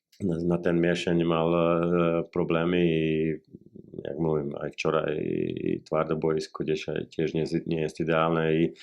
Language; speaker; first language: Polish; non-native, learner; Slovak